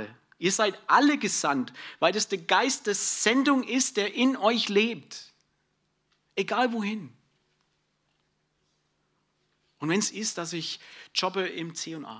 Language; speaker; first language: German; native; German